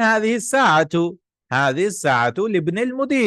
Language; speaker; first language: Arabic; non-native, fluent; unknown